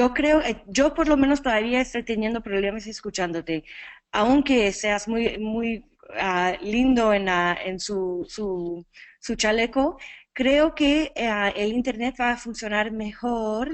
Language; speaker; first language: Spanish; non-native, fluent; English